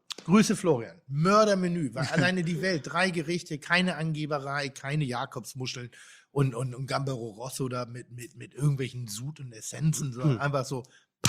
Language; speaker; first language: German; native; German